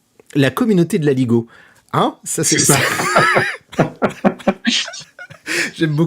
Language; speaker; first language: French; native; French